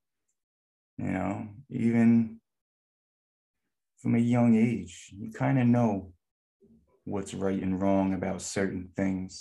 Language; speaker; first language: English; native; English